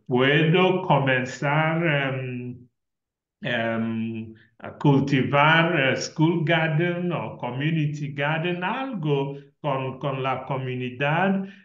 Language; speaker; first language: Spanish; non-native, learner; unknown